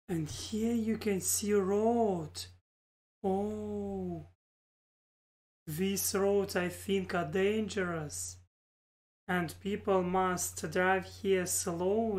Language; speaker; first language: English; non-native, learner; Russian